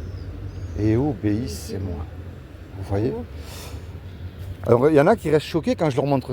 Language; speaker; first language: French; native; French